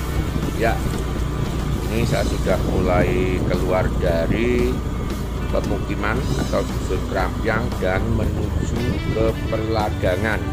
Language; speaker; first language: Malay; non-native, local second language; Javanese